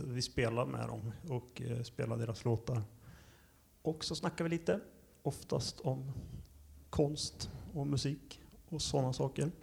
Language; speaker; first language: Swedish; native; Swedish